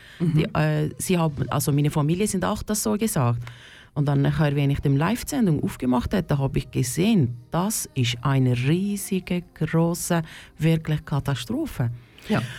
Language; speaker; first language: German; non-native, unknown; Turkish